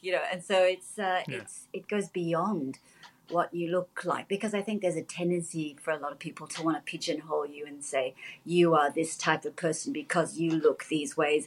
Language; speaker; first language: English; native; English